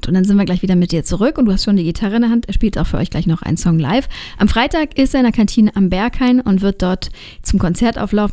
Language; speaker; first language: German; native; German